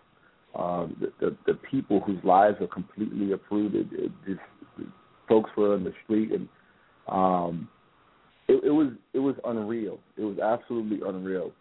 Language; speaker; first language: English; non-native, fluent; Haitian Creole